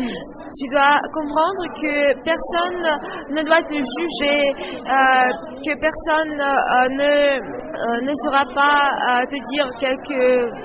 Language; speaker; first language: French; non-native, fluent; Russian